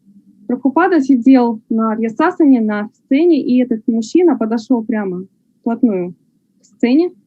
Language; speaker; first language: Russian; native; Russian